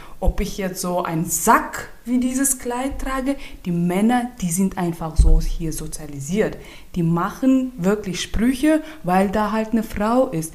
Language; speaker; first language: German; non-native, fluent; Turkmen